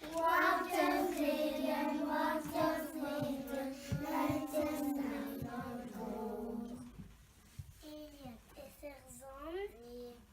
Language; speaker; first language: Dutch; non-native, learner; French